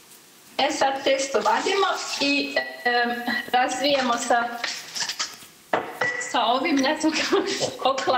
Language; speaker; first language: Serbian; early bilingual, heritage; Serbian